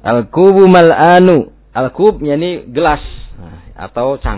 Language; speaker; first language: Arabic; non-native, learner; Indonesian